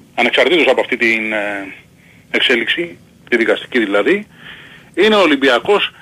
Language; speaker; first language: Greek; native; Greek